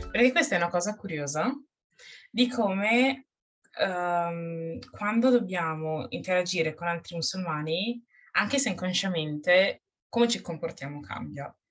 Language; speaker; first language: Italian; early bilingual, other home language; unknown